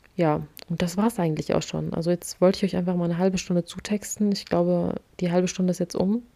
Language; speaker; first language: German; early bilingual, other home language; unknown